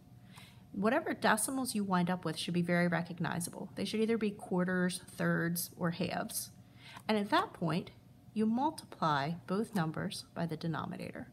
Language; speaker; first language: English; native; English